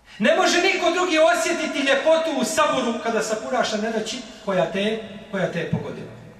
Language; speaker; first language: Bosnian; native; Bosnian